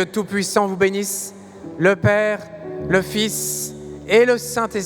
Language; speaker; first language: French; native; French